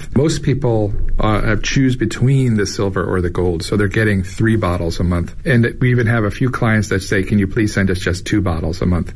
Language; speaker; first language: English; native; English